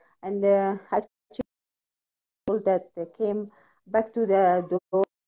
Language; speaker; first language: English; non-native, learner; Persian